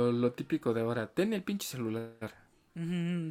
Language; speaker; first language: Spanish; native; Spanish